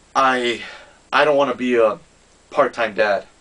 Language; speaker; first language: English; native; English